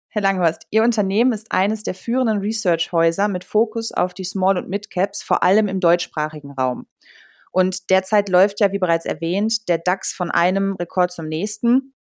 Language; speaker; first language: German; native; German